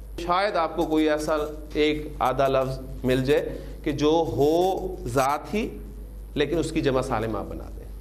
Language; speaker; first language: Urdu; native; Urdu